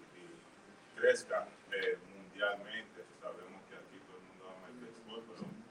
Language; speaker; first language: Spanish; early bilingual, heritage; Spanish